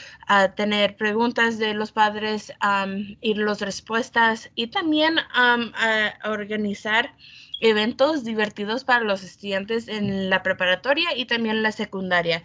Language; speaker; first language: Spanish; early bilingual, heritage; Spanish